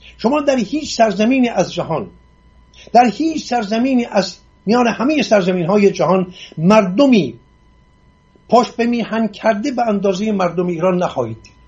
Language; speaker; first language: Persian; non-native, local second language; Assyrian Neo-Aramaic